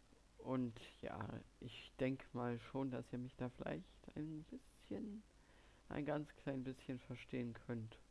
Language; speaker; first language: German; native; German